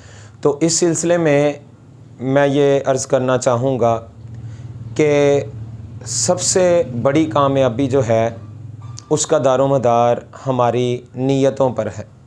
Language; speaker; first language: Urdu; non-native, local second language; Punjabi